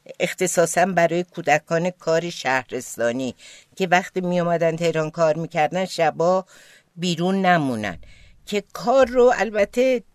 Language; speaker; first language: Persian; non-native, local second language; Azerbaijani